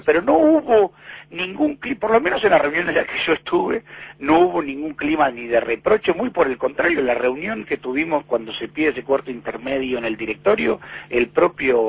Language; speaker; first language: Spanish; native; Spanish